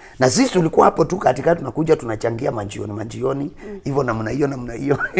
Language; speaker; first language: Swahili; non-native, local second language; Kamba